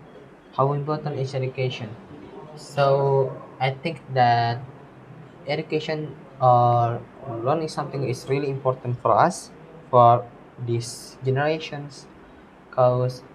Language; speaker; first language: English; non-native, learner; Indonesian